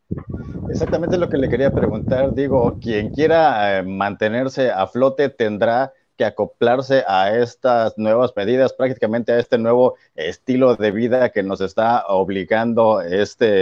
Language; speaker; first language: Spanish; native; Spanish